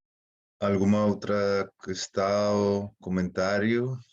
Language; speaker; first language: Portuguese; non-native, fluent; Spanish